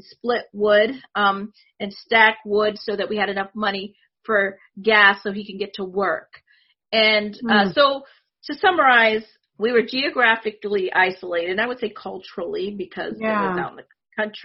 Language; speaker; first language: English; early bilingual, other home language; Spanish